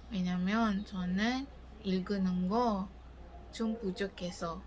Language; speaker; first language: Korean; non-native, learner; Malay